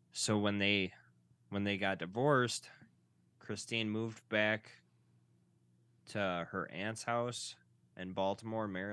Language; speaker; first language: English; native; English